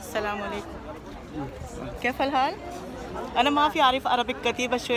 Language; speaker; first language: Arabic; non-native, learner; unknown